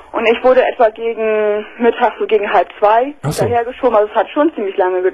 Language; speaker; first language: German; native; German